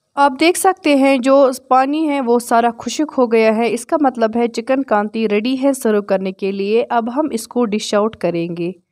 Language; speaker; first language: Urdu; non-native, local second language; Kashmiri